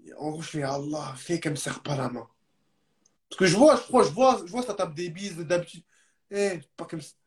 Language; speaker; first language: French; early bilingual, other home language; Arabic